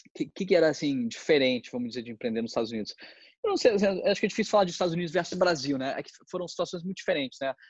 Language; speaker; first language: Portuguese; native; Portuguese